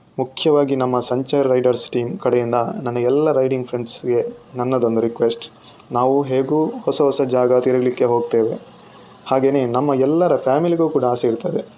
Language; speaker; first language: Kannada; non-native, local second language; Tulu